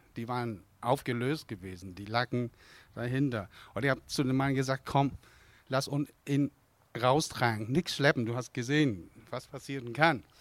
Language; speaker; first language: German; non-native, fluent; Vietnamese